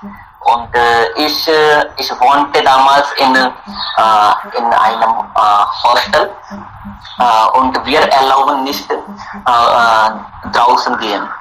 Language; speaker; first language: German; non-native, learner; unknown